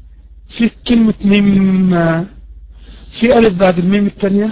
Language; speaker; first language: Arabic; native; Arabic